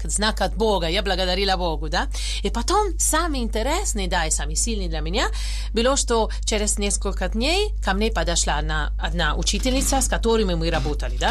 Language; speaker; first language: Russian; non-native, fluent; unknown